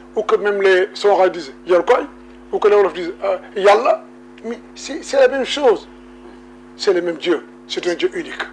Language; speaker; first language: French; non-native, local second language; Wolof